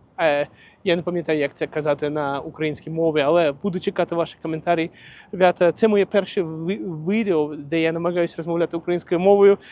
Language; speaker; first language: Ukrainian; non-native, local second language; Russian